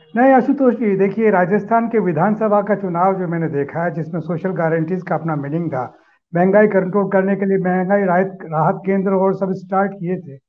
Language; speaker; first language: Hindi; native; Hindi